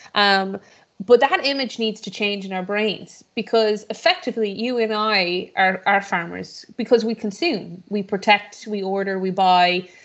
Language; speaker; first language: English; native; English